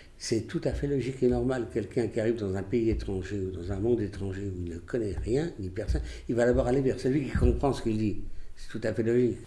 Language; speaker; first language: French; early bilingual, other home language; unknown